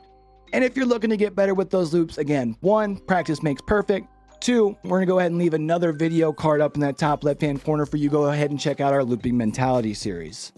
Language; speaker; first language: English; native; English